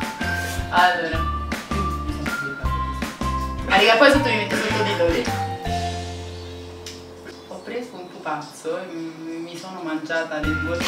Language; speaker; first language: Italian; native; Italian